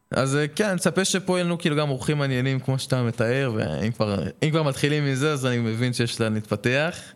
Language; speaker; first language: Hebrew; native; Hebrew